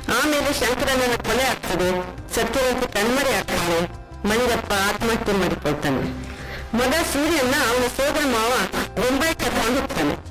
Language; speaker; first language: Kannada; native; Kannada